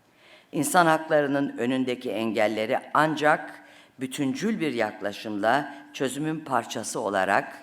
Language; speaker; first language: Turkish; native; Turkish